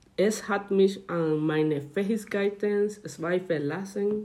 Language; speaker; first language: German; non-native, learner; Spanish